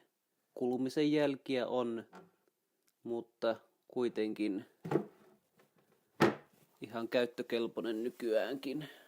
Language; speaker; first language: Finnish; native; Finnish